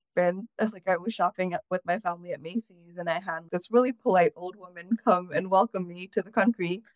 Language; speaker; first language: English; native; English